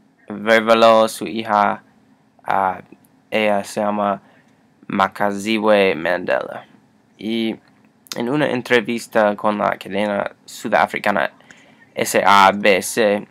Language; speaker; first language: Spanish; non-native, learner; English